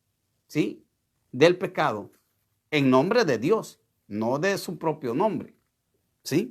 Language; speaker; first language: Spanish; native; Spanish